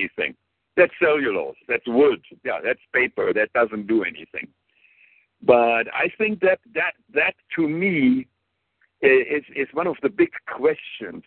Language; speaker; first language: English; non-native, fluent; German